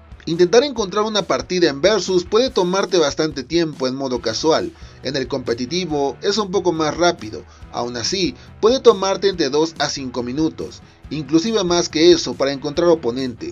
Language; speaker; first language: Spanish; native; Spanish